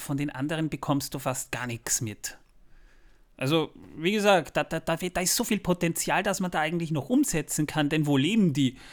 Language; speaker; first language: German; native; German